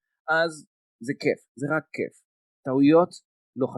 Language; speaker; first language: Hebrew; non-native, fluent; French